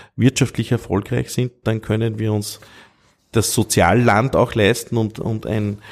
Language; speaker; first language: German; native; German